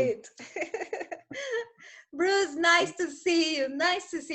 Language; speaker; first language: English; non-native, fluent; Spanish